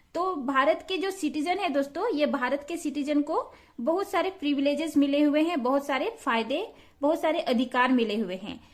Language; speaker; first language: Hindi; non-native, local second language; Santali